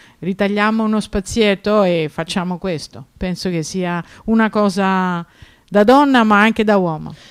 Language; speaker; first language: Italian; non-native, fluent; Greek